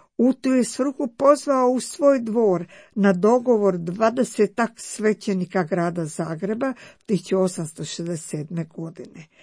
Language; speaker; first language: Croatian; native; Croatian